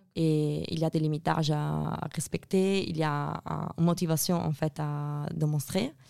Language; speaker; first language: French; non-native, fluent; Italian